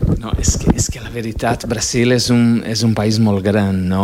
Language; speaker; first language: Catalan; non-native, fluent; Portuguese